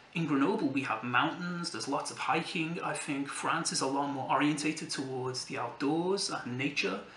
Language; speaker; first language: English; native; English